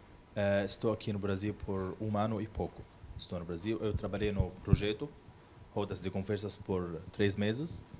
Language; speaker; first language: Portuguese; non-native, learner; Arabic